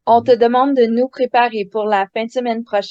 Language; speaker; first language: French; native; French